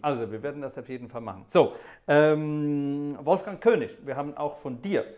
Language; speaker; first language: German; non-native, fluent; English